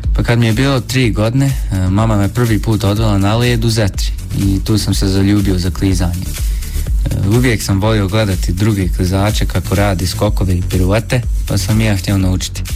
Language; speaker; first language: Bosnian; early bilingual, heritage; Bosnian